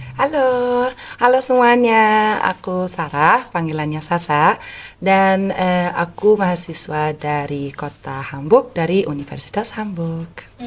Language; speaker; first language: Indonesian; early bilingual, heritage; Indonesian